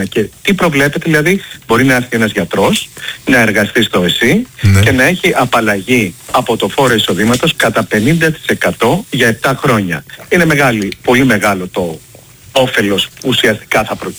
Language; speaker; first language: Greek; native; Greek